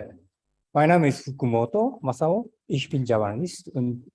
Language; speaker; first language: German; non-native, fluent; Japanese